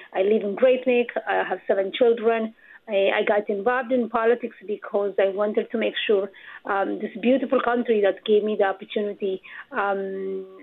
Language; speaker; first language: English; non-native, fluent; Amharic